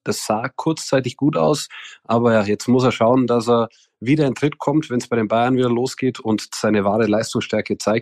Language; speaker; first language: German; native; German